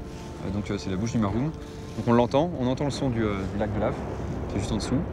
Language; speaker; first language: French; native; French